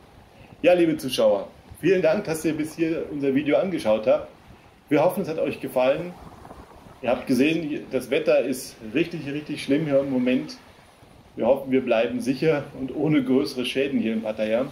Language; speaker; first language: German; native; German